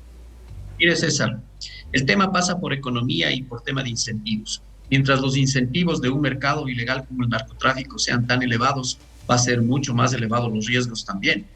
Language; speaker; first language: Spanish; native; Spanish